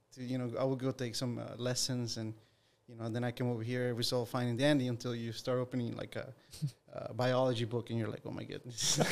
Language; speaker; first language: English; non-native, fluent; Spanish